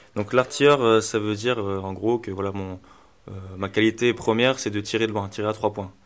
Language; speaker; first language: French; native; French